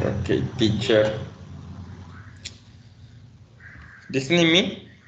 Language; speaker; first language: English; non-native, learner; Spanish